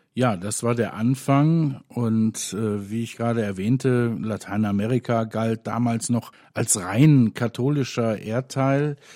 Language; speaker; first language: German; native; German